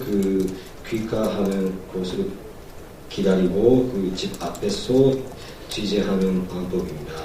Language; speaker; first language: Korean; non-native, learner; Japanese